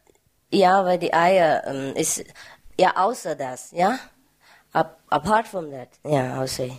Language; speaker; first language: German; non-native, learner; Vietnamese